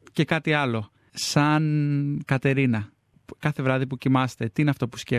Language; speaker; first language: Greek; native; Greek